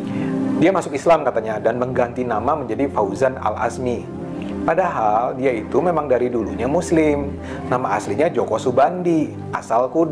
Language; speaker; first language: Indonesian; native; Indonesian